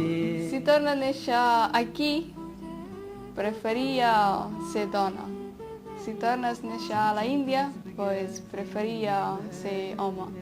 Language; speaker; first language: Catalan; non-native, fluent; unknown